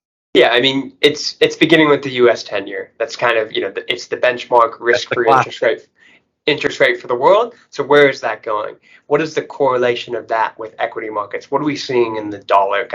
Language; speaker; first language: English; native; English